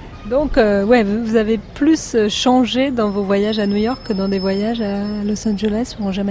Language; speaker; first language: French; native; French